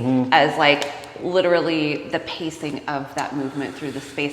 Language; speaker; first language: English; native; English